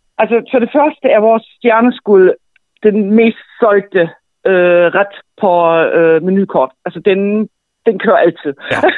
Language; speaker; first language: Danish; non-native, fluent; German